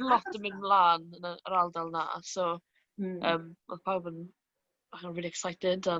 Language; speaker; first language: Welsh; native; Welsh